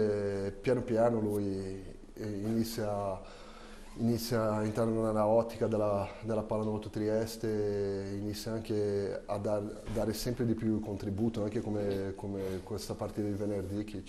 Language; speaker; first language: Italian; non-native, fluent; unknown